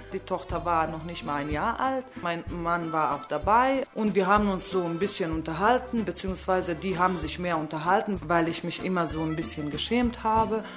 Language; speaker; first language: German; non-native, fluent; Bosnian